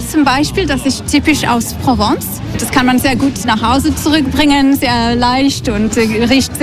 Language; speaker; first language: German; non-native, fluent; English